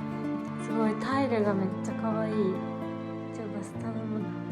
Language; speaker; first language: Japanese; native; Japanese